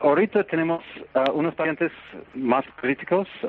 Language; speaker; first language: Spanish; non-native, fluent; English